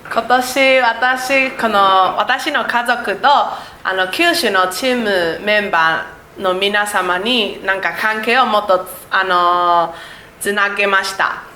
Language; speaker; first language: Japanese; non-native, learner; Chinese